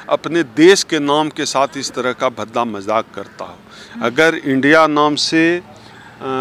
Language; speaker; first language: Hindi; native; Hindi